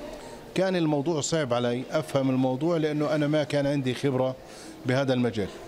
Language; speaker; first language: Arabic; native; Arabic